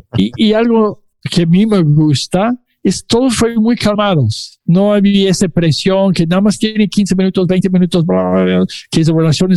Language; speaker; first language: Spanish; non-native, fluent; English